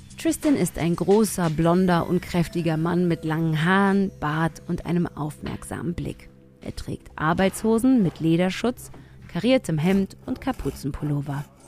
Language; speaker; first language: German; early bilingual, other home language; Tigrinya